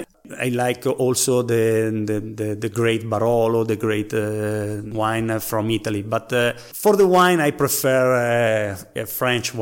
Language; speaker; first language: English; non-native, learner; Italian